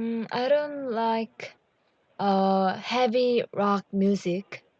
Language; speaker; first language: English; non-native, learner; Korean